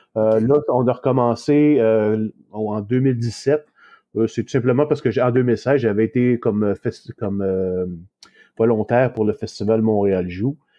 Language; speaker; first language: French; native; French